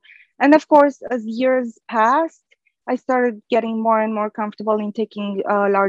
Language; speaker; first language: English; non-native, fluent; Romanian